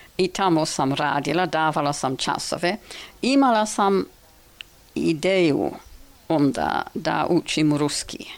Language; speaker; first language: Serbian; non-native, fluent; English